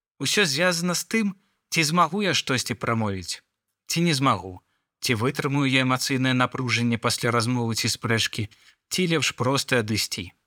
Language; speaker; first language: Belarusian; non-native, local second language; Russian